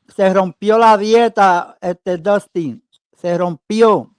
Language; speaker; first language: Spanish; early bilingual, heritage; Spanish